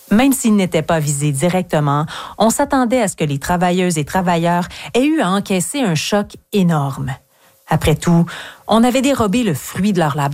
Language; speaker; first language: French; native; French